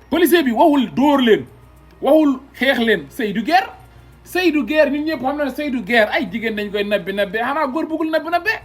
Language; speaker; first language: Wolof; non-native, local second language; Fula